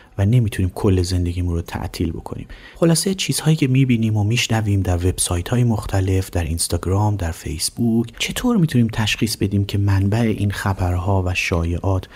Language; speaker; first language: Persian; native; Persian